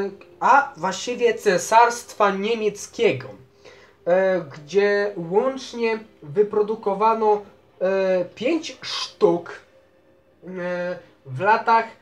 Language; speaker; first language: Polish; native; Polish